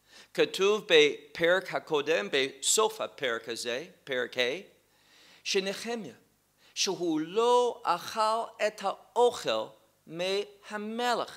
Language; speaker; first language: Hebrew; non-native, fluent; English